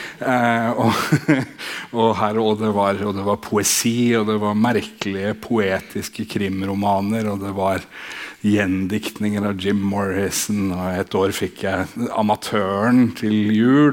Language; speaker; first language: Norwegian; native; Norwegian